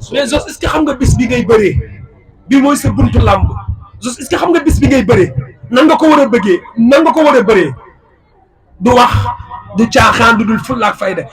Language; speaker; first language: Wolof; native; Wolof